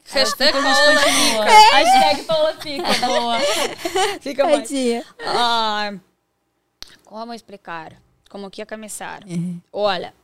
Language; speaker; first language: Portuguese; non-native, fluent; Russian